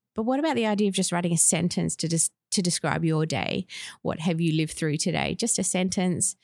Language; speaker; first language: English; native; English